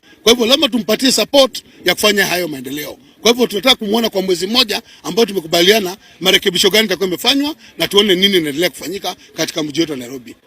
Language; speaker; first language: Swahili; native; Swahili